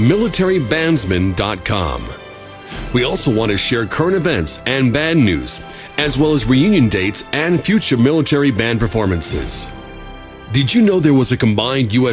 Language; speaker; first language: English; native; English